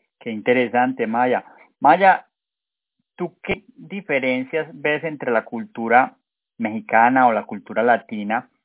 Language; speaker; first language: Spanish; native; Spanish